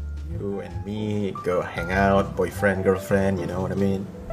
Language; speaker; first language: English; non-native, fluent; Indonesian